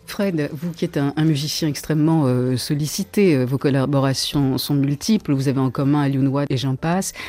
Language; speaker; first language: French; native; French